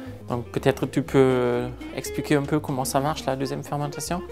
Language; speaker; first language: French; non-native, fluent; German